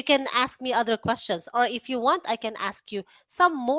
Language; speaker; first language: English; non-native, fluent; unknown